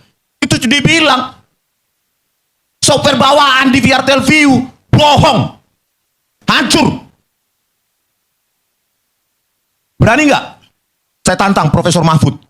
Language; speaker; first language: Indonesian; native; Indonesian